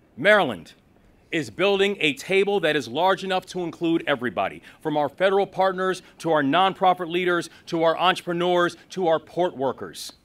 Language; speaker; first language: English; native; English